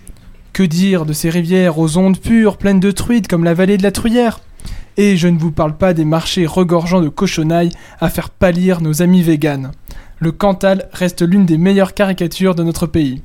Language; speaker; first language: French; native; French